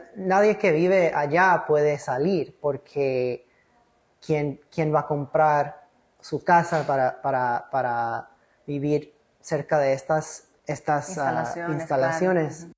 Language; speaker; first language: Spanish; early bilingual, heritage; English